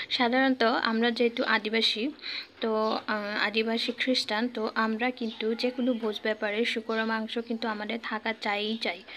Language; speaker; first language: Bangla; non-native, local second language; Garo